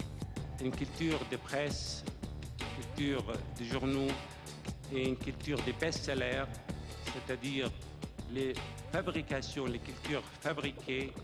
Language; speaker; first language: French; non-native, fluent; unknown